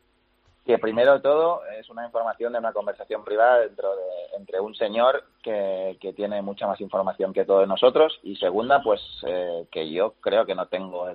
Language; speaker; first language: Spanish; native; Spanish